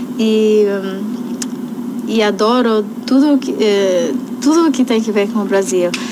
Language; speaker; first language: Portuguese; non-native, fluent; Spanish